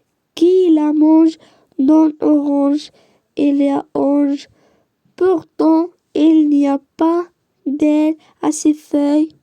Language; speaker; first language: French; non-native, learner; Arabic